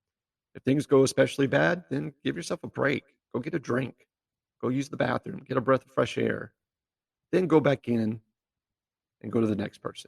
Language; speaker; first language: English; native; English